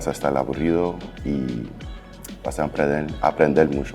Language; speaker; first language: Spanish; early bilingual, heritage; Spanish